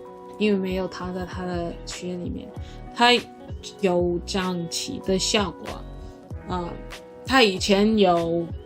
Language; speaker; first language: Chinese; non-native, learner; English